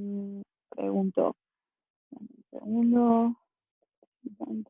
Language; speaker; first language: Spanish; non-native, fluent; English